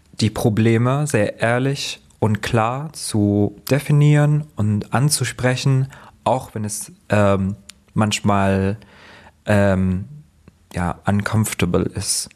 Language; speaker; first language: German; non-native, fluent; Arabic